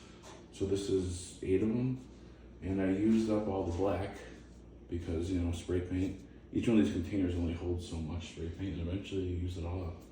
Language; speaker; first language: English; native; English